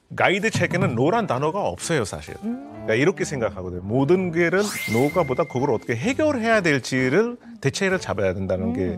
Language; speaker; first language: Korean; non-native, fluent; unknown